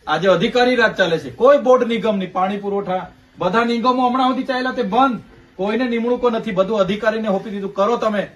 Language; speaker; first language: Gujarati; non-native, local second language; Vasavi